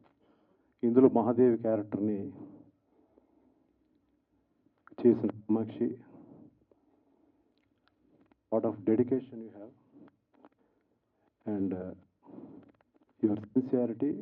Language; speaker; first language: Telugu; native; Telugu